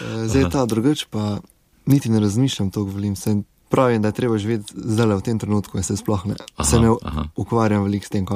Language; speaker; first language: Slovenian; native; Slovenian